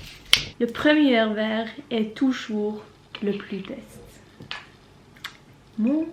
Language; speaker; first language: French; non-native, learner; Norwegian